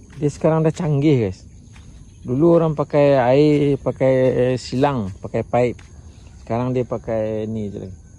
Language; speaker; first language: Malay; native; Malay